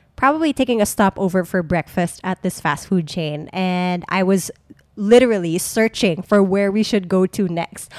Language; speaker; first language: English; non-native, local second language; Filipino